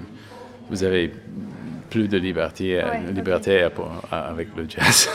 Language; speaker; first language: French; non-native, learner; English